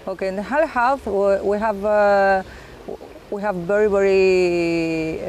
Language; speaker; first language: English; non-native, learner; Spanish